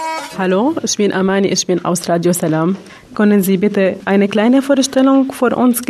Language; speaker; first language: German; non-native, learner; Arabic